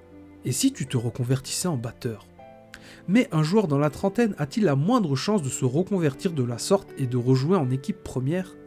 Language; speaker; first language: French; native; French